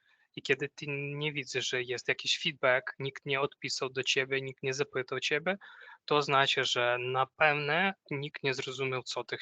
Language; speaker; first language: Polish; non-native, fluent; Ukrainian